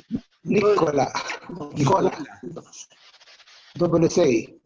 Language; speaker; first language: Italian; non-native, learner; Spanish